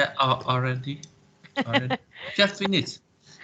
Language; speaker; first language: English; non-native, learner; Vietnamese